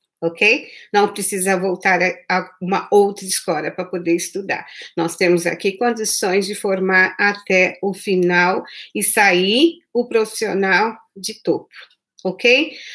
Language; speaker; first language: Portuguese; native; Portuguese